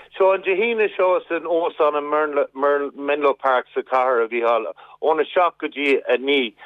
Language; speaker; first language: Irish; non-native, local second language; English